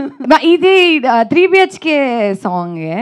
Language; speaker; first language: Telugu; non-native, learner; Kannada